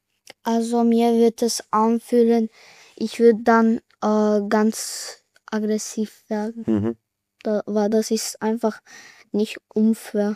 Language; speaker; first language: German; early bilingual, other home language; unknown